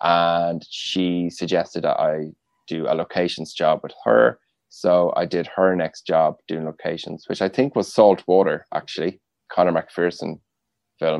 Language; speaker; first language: English; native; English